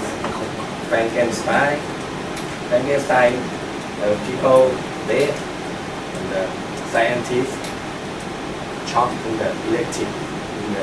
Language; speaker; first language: English; non-native, learner; Thai